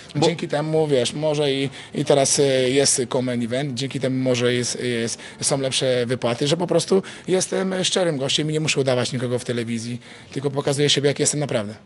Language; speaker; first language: Polish; native; Polish